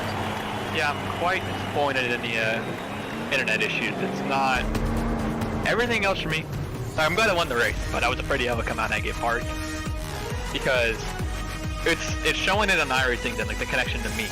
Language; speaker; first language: English; native; English